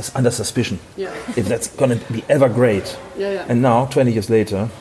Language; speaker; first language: English; non-native, fluent; German